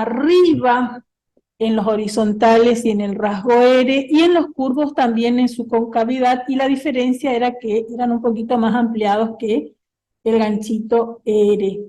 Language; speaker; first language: Spanish; native; Spanish